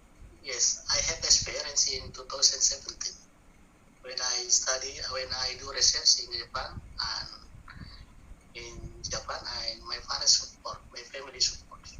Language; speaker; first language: English; non-native, learner; Indonesian